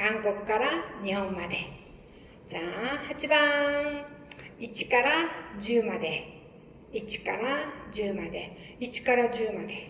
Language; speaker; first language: Japanese; non-native, fluent; Korean